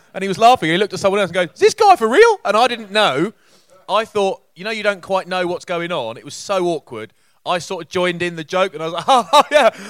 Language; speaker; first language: English; native; English